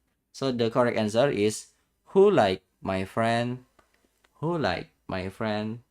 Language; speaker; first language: English; non-native, learner; Indonesian